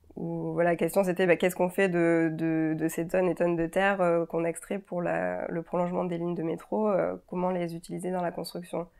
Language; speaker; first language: French; native; French